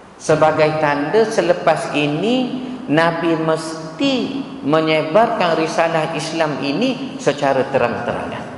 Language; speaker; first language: Malay; native; Malay